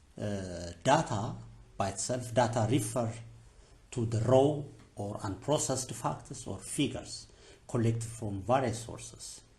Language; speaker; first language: English; non-native, local second language; Amharic